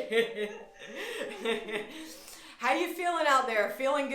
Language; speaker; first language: English; native; English